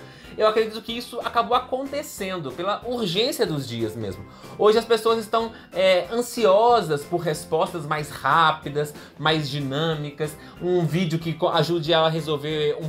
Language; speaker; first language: Portuguese; native; Portuguese